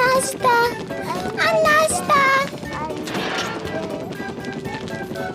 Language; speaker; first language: Arabic; native; Arabic